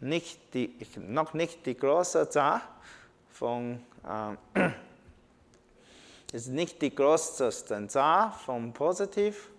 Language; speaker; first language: German; non-native, learner; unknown